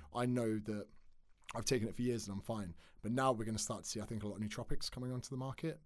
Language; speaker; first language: English; native; English